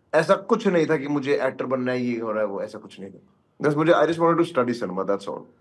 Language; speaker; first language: Hindi; native; Hindi